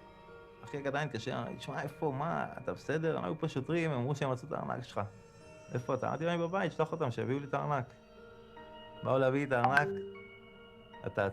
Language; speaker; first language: Hebrew; native; Hebrew